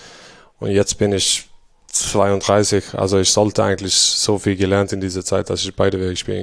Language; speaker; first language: German; non-native, fluent; Swedish